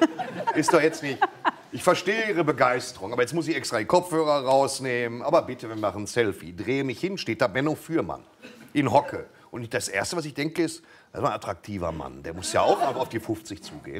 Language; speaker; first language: German; native; German